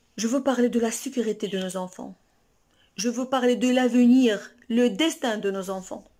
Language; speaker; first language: French; non-native, local second language; Arabic